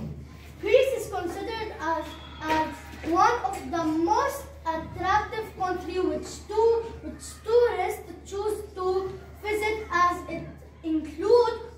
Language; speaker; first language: English; non-native, learner; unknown